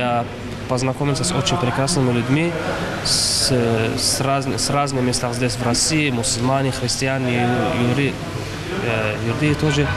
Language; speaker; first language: Russian; non-native, fluent; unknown